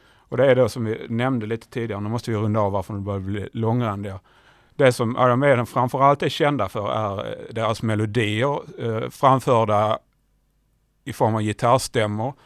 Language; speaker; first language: Swedish; native; Swedish